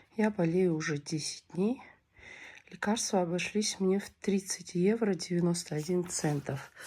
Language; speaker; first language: Russian; native; Russian